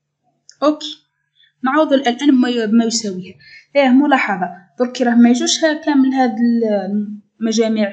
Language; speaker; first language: Arabic; native; Arabic